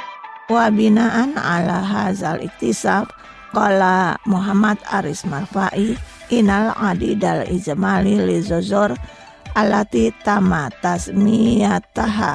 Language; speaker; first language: Arabic; non-native, fluent; Indonesian